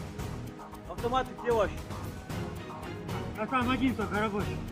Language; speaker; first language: Russian; native; Russian